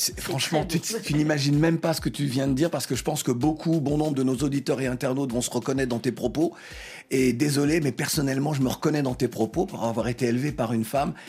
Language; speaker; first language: French; native; French